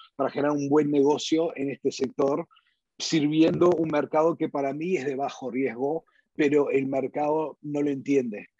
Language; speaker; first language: Spanish; early bilingual, heritage; Spanish